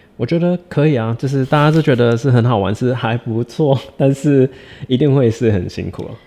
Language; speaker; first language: Chinese; non-native, fluent; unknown